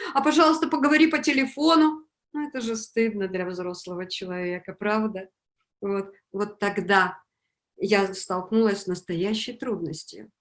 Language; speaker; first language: Russian; native; Russian